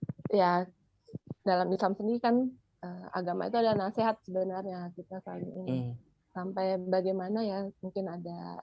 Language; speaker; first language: Indonesian; native; Indonesian